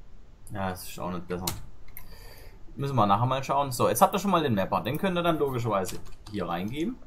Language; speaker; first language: German; native; German